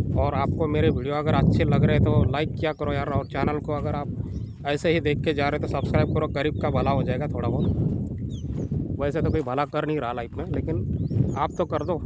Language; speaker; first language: Hindi; non-native, local second language; Marathi